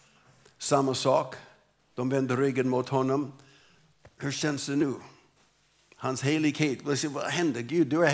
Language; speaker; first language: Swedish; non-native, fluent; English